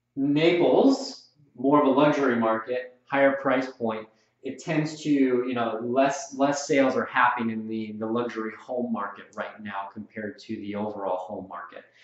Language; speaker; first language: English; native; English